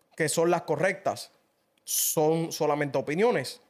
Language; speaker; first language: Spanish; native; Spanish